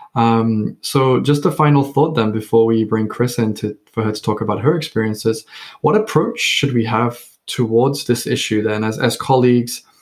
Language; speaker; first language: English; native; English